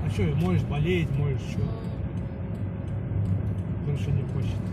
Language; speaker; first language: Russian; non-native, learner; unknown